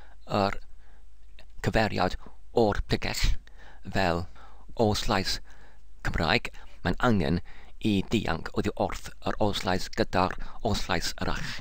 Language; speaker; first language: Welsh; non-native, learner; English